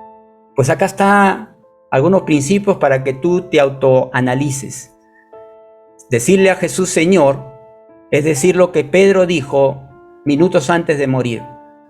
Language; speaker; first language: Spanish; native; Spanish